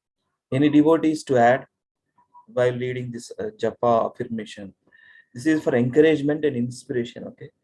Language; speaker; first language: English; non-native, local second language; Telugu